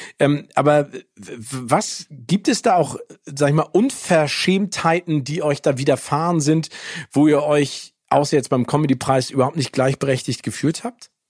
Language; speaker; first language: German; early bilingual, other home language; English